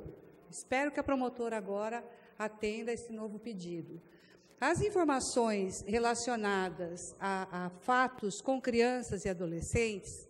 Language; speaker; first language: Portuguese; native; Portuguese